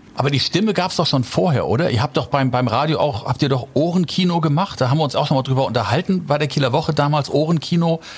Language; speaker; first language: German; native; German